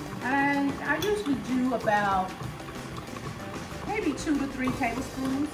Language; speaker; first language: English; native; English